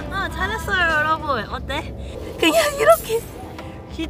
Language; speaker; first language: Korean; non-native, learner; Cantonese